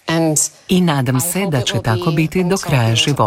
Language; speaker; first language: Croatian; non-native, fluent; English